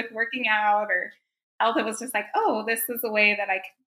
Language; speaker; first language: English; native; English